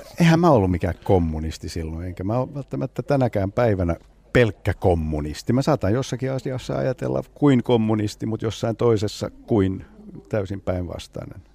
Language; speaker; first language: Finnish; non-native, local second language; Swedish